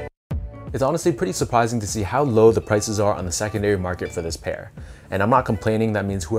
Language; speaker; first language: English; native; English